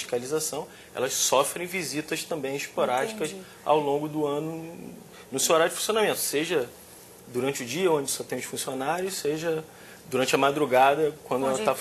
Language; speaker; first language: Portuguese; native; Portuguese